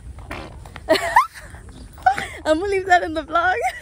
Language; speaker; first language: English; early bilingual, other home language; Spanish